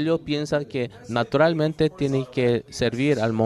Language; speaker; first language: Spanish; non-native, learner; Korean